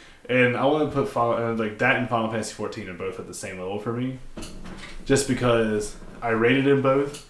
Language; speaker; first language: English; native; English